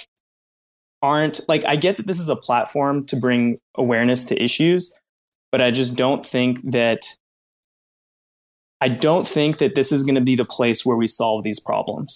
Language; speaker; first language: English; native; English